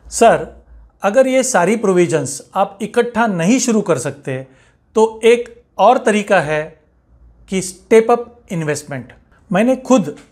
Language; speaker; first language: Hindi; non-native, local second language; Marathi